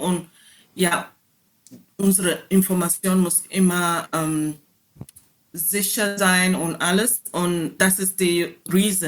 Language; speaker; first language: German; non-native, learner; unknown